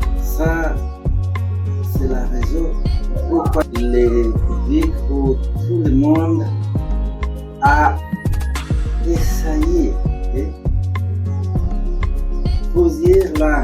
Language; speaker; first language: French; non-native, learner; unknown